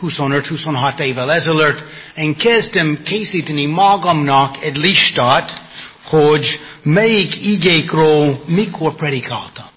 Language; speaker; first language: Hungarian; non-native, fluent; English